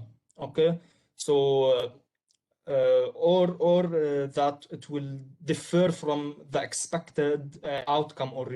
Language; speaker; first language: English; non-native, local second language; Arabic